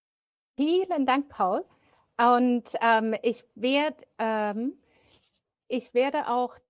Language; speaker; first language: German; native; German